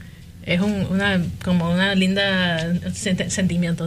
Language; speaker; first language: Spanish; early bilingual, heritage; Spanish